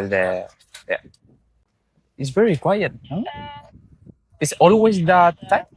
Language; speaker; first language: English; non-native, learner; Spanish